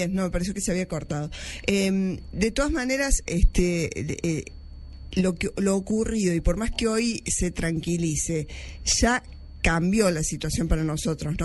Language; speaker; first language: Spanish; native; Spanish